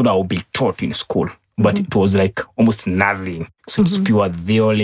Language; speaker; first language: English; non-native, local second language; Kikuyu